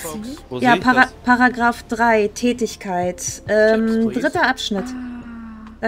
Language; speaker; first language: German; native; German